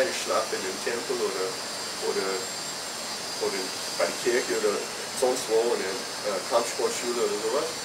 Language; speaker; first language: German; non-native, fluent; English